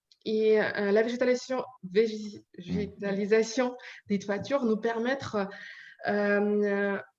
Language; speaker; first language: French; non-native, learner; Ukrainian